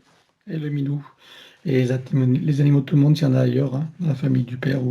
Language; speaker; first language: French; native; French